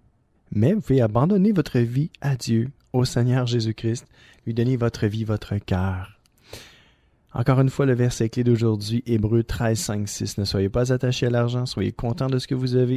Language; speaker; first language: French; native; French